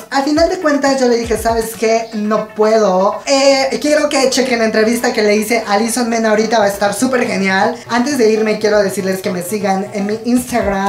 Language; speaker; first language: Spanish; native; Spanish